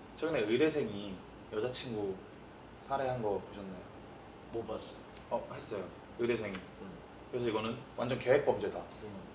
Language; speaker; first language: Korean; early bilingual, heritage; Korean